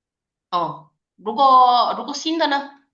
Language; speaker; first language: Chinese; non-native, fluent; Indonesian